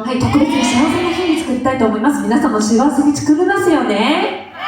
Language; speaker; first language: Japanese; native; Japanese